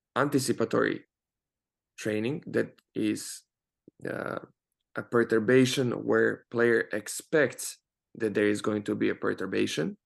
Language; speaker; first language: English; non-native, fluent; Croatian